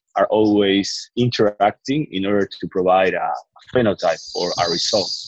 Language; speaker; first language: English; non-native, fluent; Spanish